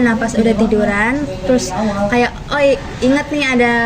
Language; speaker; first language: Indonesian; native; Indonesian